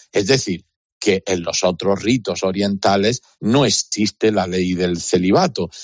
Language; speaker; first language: Spanish; native; Spanish